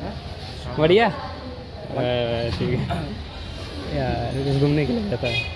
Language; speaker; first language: Hindi; non-native, local second language; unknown